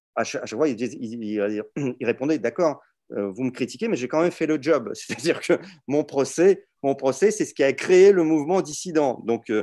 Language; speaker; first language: French; early bilingual, other home language; Russian